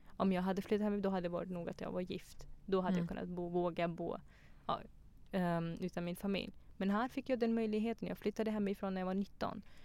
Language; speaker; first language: Swedish; early bilingual, other home language; Persian